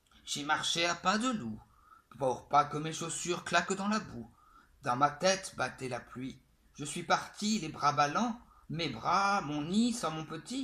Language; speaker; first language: French; native; French